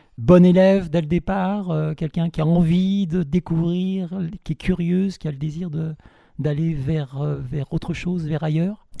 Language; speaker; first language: French; native; French